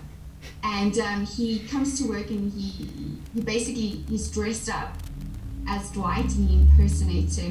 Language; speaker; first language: English; native; English